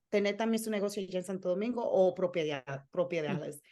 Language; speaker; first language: Spanish; early bilingual, other home language; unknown